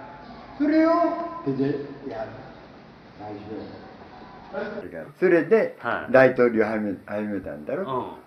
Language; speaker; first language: Japanese; native; Japanese